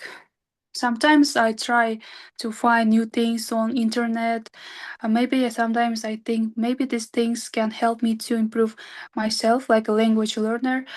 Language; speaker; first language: English; non-native, learner; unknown